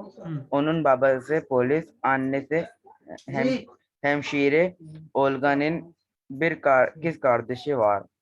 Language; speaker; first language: Turkish; non-native, learner; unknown